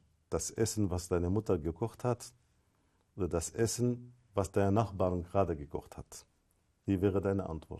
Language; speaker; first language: German; non-native, fluent; Arabic